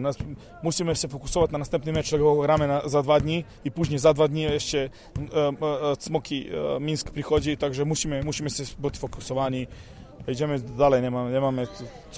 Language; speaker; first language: Polish; non-native, fluent; Serbian